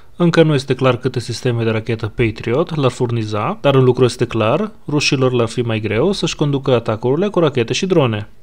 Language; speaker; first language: Romanian; non-native, fluent; Hebrew